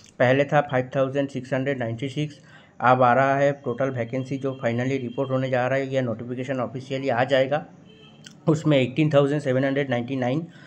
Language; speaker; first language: Hindi; non-native, local second language; Bangla